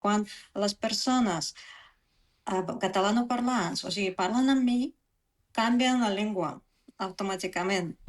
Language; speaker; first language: Catalan; non-native, fluent; Russian